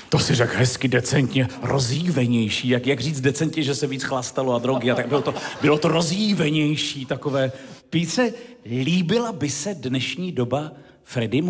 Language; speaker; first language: Czech; native; Czech